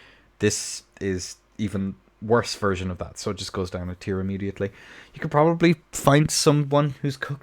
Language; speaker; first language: English; native; English